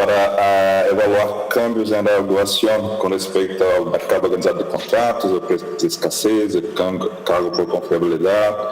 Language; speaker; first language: Spanish; non-native, fluent; Portuguese